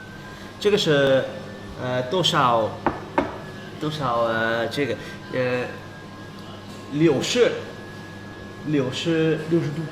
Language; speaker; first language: Chinese; non-native, learner; English